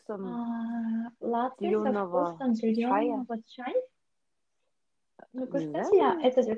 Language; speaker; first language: Russian; non-native, learner; Korean